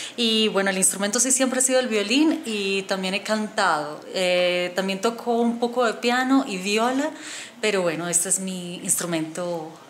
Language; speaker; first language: Spanish; native; Spanish